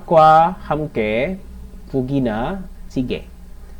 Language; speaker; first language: Korean; non-native, learner; Filipino